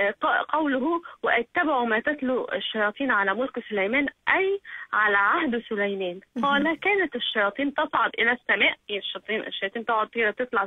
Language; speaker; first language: Arabic; native; Arabic